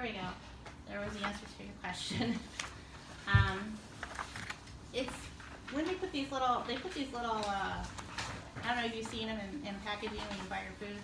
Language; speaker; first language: English; native; English